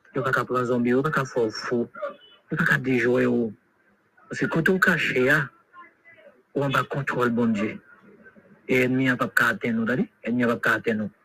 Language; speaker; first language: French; non-native, local second language; Haitian Creole